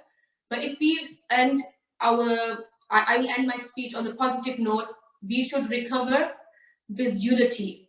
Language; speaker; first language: English; early bilingual, other home language; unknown